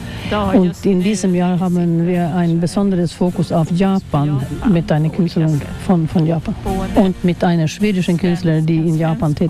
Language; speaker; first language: German; non-native, fluent; Swedish